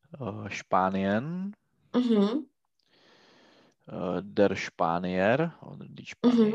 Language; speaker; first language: German; non-native, learner; Czech